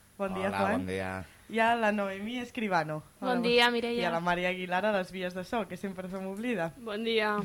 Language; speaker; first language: Catalan; native; Catalan